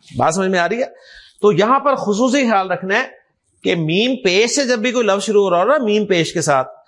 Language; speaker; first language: Urdu; native; Urdu